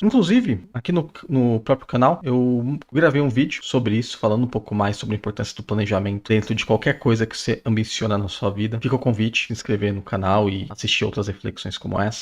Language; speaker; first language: Portuguese; native; Portuguese